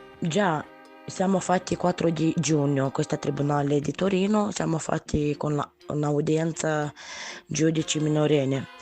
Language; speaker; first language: Italian; non-native, learner; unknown